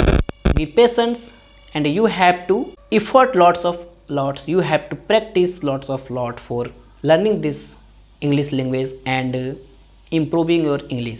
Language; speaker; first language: English; non-native, learner; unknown